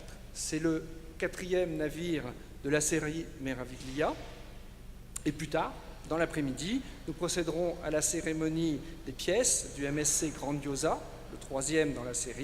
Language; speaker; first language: French; native; French